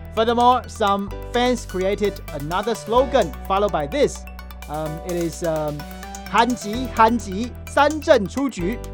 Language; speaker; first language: English; non-native, fluent; Chinese